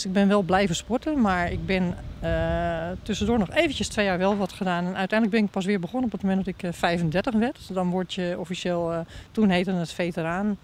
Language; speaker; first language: Dutch; native; Dutch